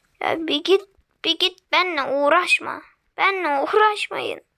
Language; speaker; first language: Turkish; native; Turkish